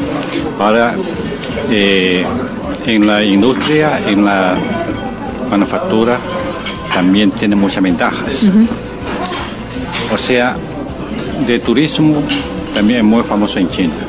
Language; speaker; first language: Spanish; non-native, fluent; Chinese